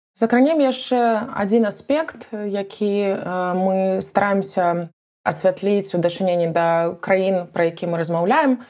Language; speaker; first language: Belarusian; native; Belarusian